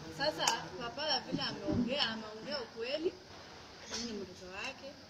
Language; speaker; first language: Swahili; non-native, local second language; Luyia